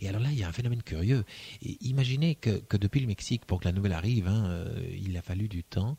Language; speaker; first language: French; native; French